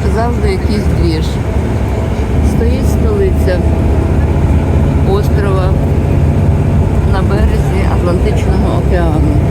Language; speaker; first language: Ukrainian; native; Ukrainian